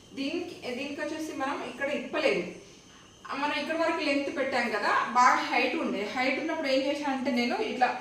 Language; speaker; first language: Telugu; native; Telugu